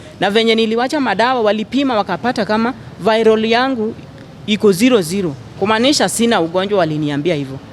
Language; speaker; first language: Swahili; non-native, local second language; Luo (Kenya and Tanzania)